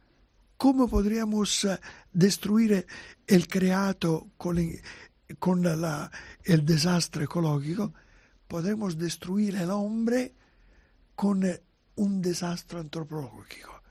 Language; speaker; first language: Spanish; non-native, fluent; Italian